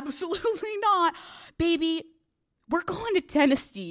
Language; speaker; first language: English; native; English